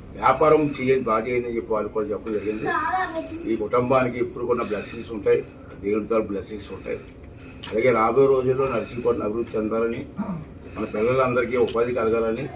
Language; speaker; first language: Telugu; native; Telugu